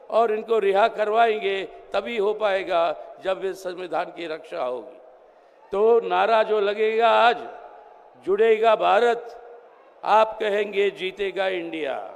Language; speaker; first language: Hindi; non-native, local second language; Telugu